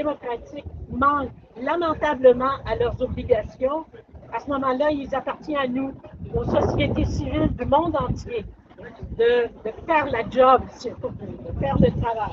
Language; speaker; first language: French; native; French